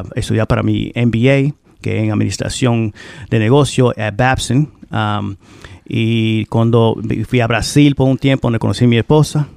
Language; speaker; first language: Spanish; early bilingual, heritage; Spanish